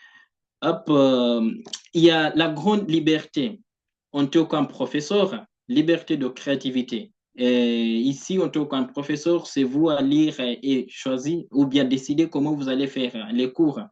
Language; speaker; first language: French; non-native, fluent; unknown